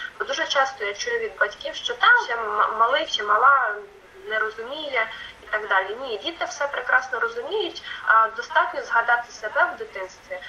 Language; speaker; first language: Ukrainian; non-native, local second language; Russian